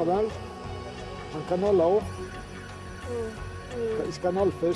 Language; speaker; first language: German; non-native, fluent; Italian